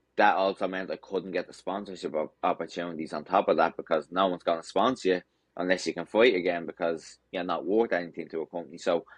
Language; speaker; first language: English; native; English